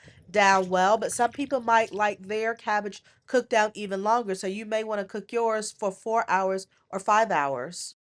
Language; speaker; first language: English; native; English